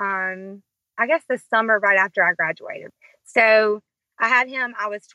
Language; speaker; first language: English; native; English